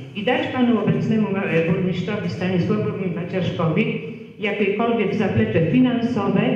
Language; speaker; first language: Polish; native; Polish